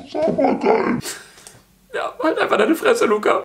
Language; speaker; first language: German; native; German